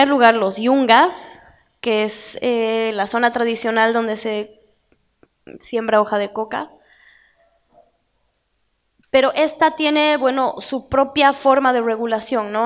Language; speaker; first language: Spanish; native; Spanish